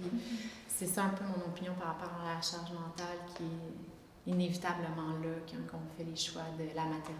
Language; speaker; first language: French; native; French